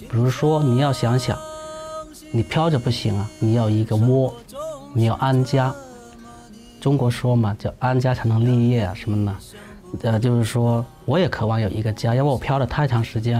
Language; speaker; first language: Chinese; non-native, local second language; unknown